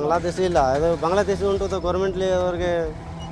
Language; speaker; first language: Kannada; non-native, learner; Hindi